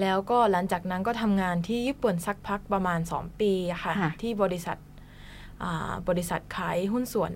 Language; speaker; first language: Thai; non-native, fluent; Japanese